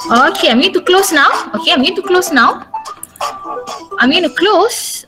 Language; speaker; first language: English; non-native, local second language; Malay